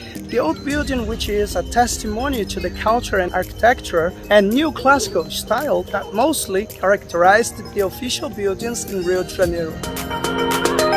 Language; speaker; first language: English; non-native, fluent; Portuguese